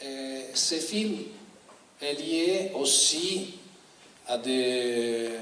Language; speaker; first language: French; non-native, learner; Italian